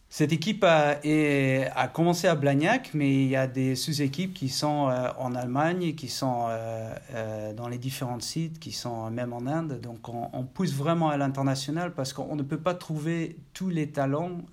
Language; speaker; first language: French; non-native, fluent; Dutch